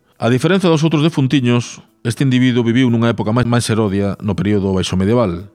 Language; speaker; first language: Galician; native; Galician